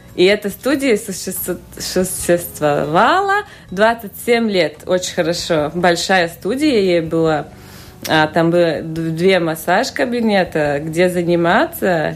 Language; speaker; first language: Russian; non-native, local second language; Latvian